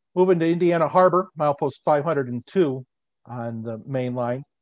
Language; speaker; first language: English; native; English